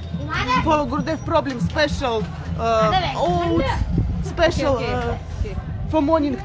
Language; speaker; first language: English; non-native, learner; Russian